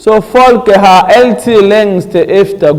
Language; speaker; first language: Danish; non-native, learner; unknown